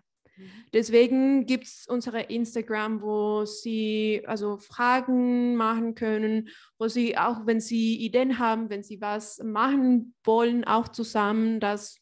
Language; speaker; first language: German; non-native, learner; Spanish